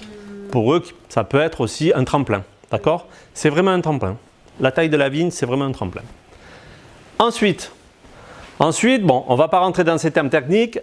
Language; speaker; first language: French; native; French